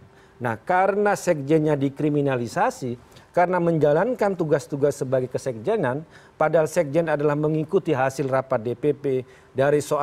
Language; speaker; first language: Indonesian; native; Indonesian